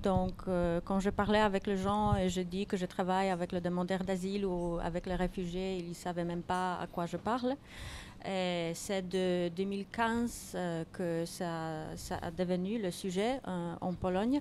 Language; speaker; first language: French; non-native, fluent; Polish